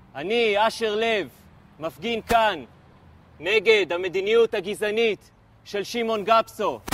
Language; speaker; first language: Hebrew; native; Hebrew